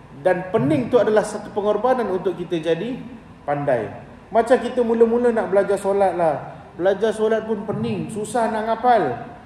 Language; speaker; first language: Malay; native; Malay